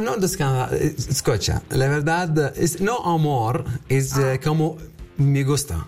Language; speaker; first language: Spanish; non-native, learner; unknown